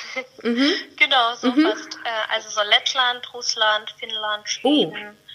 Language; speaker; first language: German; non-native, fluent; Russian